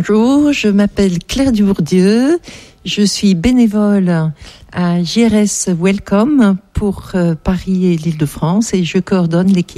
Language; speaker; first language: French; native; French